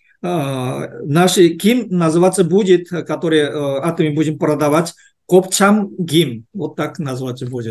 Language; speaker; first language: Russian; non-native, learner; Korean